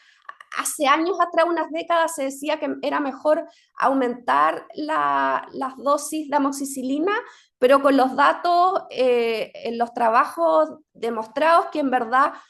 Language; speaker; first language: Spanish; native; Spanish